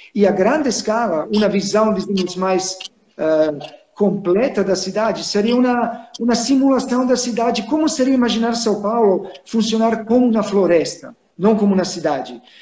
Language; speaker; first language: Portuguese; non-native, fluent; Serbian